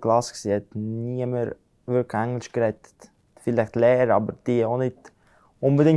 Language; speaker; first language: German; non-native, fluent; Latvian